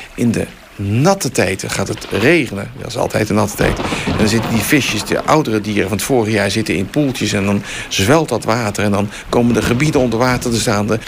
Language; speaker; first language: Dutch; native; Dutch